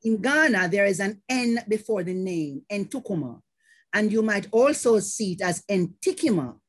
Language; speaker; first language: English; native; English